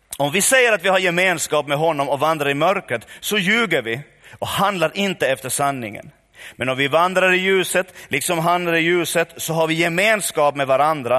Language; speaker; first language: Swedish; native; Swedish